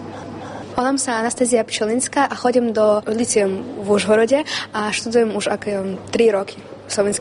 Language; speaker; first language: Slovak; non-native, learner; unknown